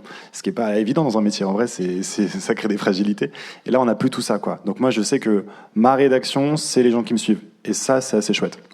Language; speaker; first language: French; native; French